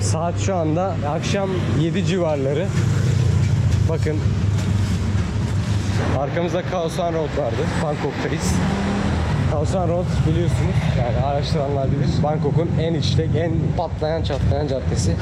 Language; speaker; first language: Turkish; native; Turkish